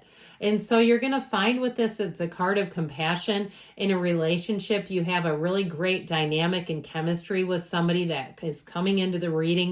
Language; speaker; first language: English; native; English